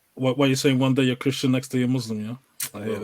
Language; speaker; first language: English; native; English